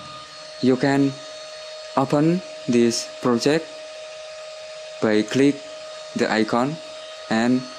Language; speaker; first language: English; non-native, learner; Indonesian